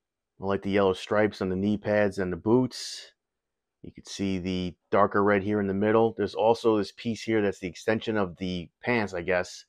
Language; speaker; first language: English; native; English